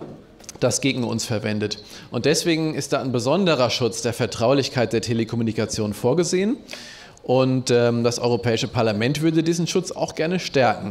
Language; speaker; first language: German; native; German